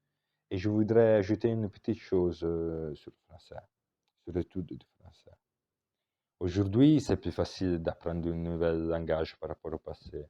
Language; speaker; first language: French; non-native, local second language; Italian